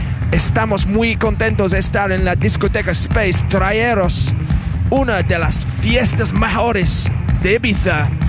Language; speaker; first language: Spanish; non-native, learner; English